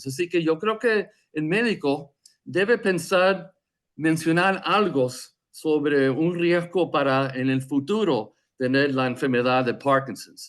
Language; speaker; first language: Spanish; non-native, fluent; English